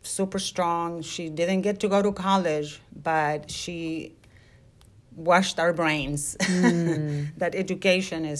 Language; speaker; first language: English; non-native, fluent; Spanish